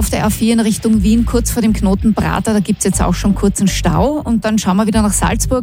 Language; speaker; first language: German; native; German